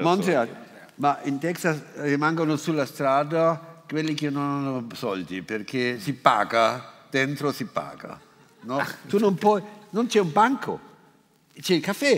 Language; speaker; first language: Italian; non-native, fluent; German